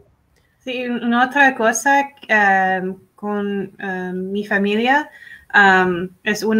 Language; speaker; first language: Spanish; non-native, learner; English